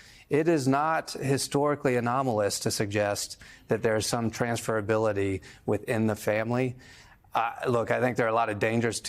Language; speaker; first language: English; native; English